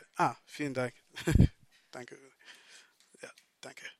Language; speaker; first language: German; non-native, fluent; English